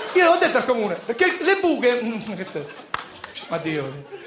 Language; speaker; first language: Italian; native; Italian